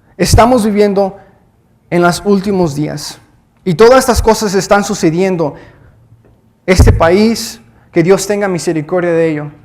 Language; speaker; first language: Spanish; early bilingual, heritage; Spanish